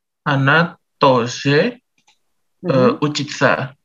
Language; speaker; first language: Russian; non-native, learner; Indonesian